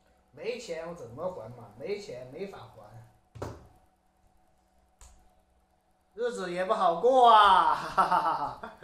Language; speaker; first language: Chinese; native; Chinese